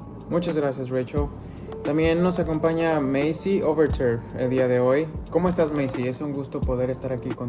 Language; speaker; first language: Spanish; early bilingual, other home language; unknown